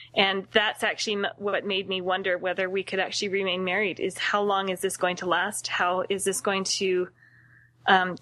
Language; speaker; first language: English; native; English